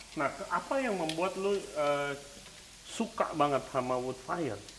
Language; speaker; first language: Indonesian; native; Indonesian